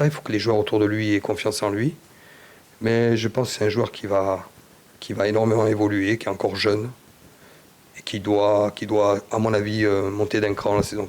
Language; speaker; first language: French; native; French